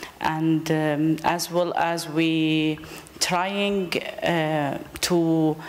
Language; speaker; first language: English; non-native, learner; Arabic